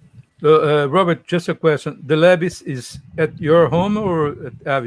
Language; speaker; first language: English; non-native, fluent; Portuguese